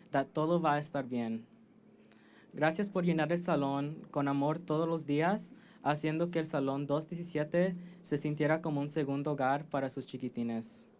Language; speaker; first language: Spanish; early bilingual, heritage; Spanish